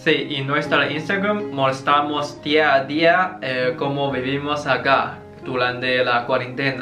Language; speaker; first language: Spanish; non-native, learner; Chinese